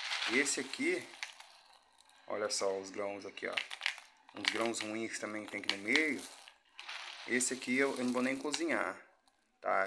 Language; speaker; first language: Portuguese; native; Portuguese